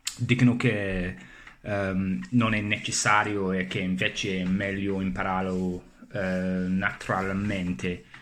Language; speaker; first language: Italian; non-native, learner; English